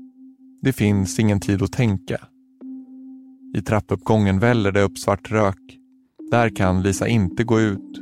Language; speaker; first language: Swedish; native; Swedish